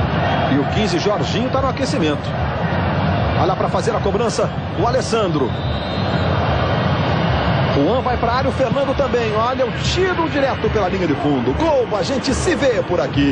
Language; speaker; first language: Portuguese; native; Portuguese